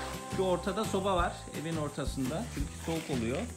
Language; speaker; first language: Turkish; native; Turkish